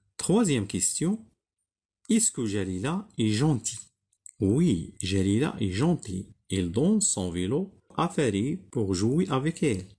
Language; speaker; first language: French; non-native, local second language; Arabic